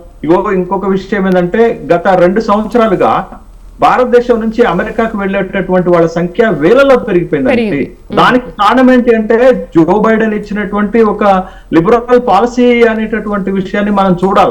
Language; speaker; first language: Telugu; native; Telugu